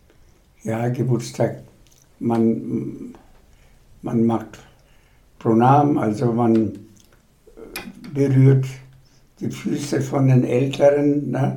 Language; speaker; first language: German; non-native, fluent; Bangla